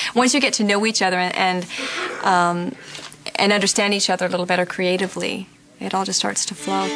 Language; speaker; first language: English; native; English